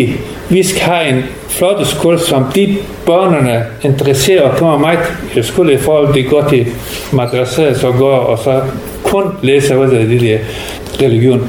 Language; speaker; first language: Danish; non-native, learner; Persian